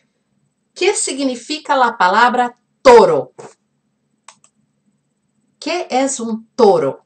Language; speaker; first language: Spanish; non-native, fluent; Portuguese